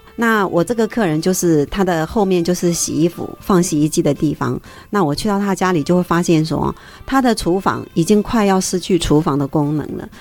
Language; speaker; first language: Chinese; native; Chinese